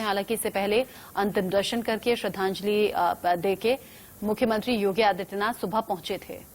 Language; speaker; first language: Hindi; native; Hindi